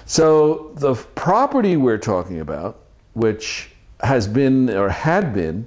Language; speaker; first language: English; native; English